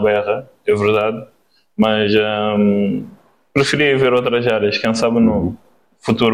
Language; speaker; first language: Portuguese; non-native, local second language; Kabuverdianu